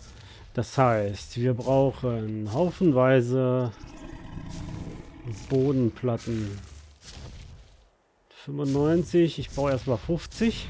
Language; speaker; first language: German; native; German